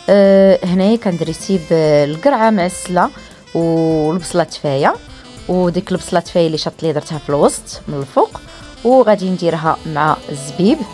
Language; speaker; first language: Arabic; native; Arabic